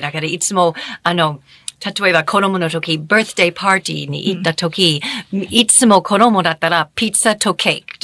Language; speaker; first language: Japanese; non-native, fluent; English